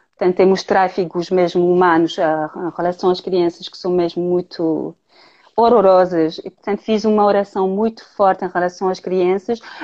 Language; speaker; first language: Portuguese; non-native, fluent; French